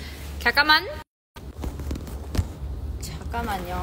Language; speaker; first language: Korean; non-native, fluent; Chinese